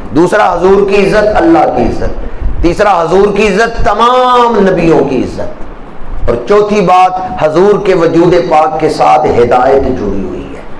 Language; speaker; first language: Urdu; non-native, local second language; Punjabi